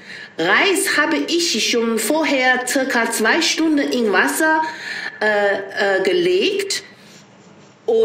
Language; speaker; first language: German; non-native, learner; Chinese